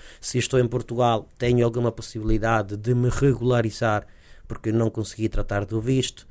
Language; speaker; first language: Portuguese; early bilingual, heritage; Portuguese